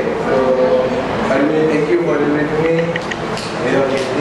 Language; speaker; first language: English; non-native, learner; Malay